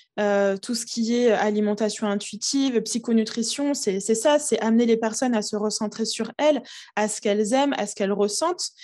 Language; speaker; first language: French; early bilingual, other home language; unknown